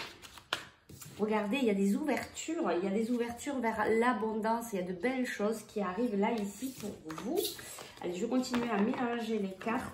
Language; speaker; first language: French; native; French